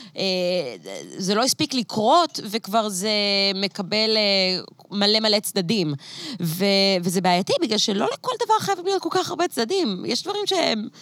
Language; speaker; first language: Hebrew; native; Hebrew